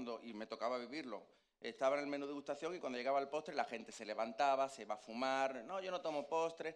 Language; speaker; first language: Spanish; native; Spanish